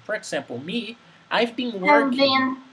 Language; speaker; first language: English; non-native, fluent; Portuguese